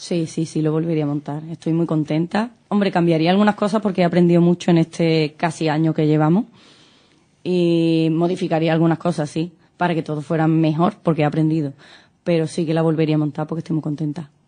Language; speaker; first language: Spanish; native; Spanish